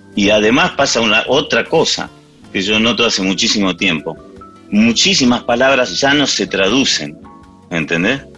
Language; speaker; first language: Spanish; early bilingual, other home language; English